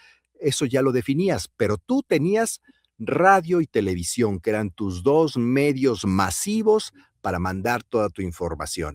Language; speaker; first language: Spanish; native; Spanish